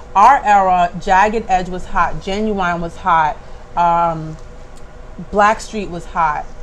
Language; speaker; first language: English; native; English